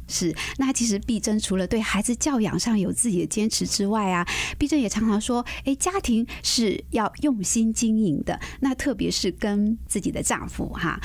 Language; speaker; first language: Chinese; native; Chinese